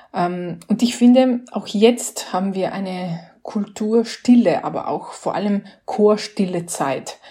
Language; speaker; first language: German; non-native, fluent; Slovenian